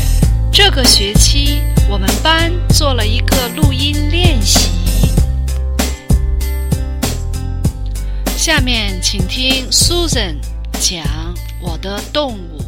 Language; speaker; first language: Chinese; early bilingual, heritage; Chinese